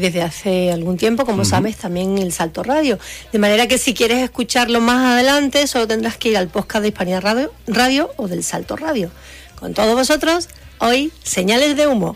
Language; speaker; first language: Spanish; native; Spanish